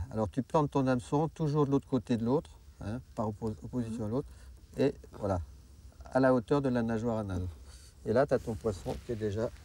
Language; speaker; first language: French; native; French